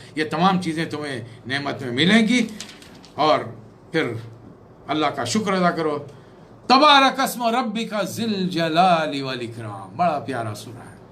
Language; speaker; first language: Urdu; native; Urdu